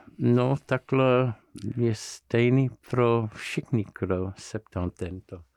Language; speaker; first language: Czech; non-native, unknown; English